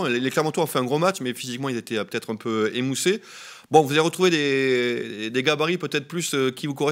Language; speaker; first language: French; native; French